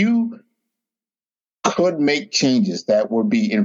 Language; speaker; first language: English; native; English